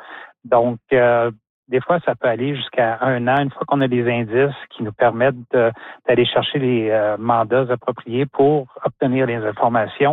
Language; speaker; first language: French; native; French